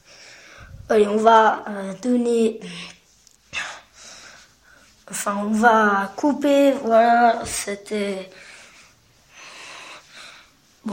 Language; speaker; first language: French; native; French